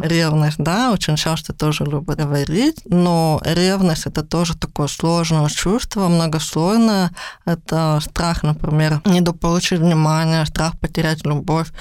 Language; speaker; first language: Russian; native; Russian